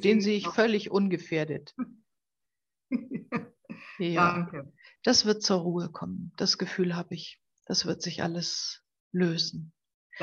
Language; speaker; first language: German; native; German